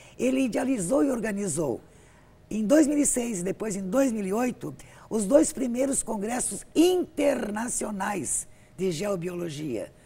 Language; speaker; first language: Portuguese; native; Portuguese